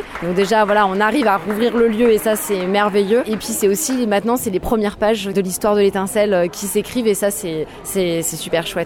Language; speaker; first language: French; native; French